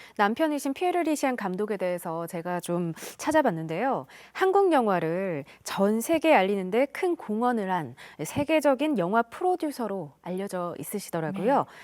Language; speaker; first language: Korean; native; Korean